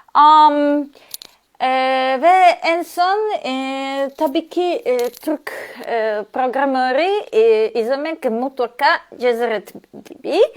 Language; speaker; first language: Turkish; non-native, learner; Serbian